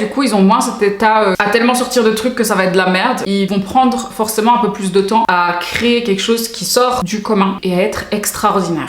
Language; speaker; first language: French; native; French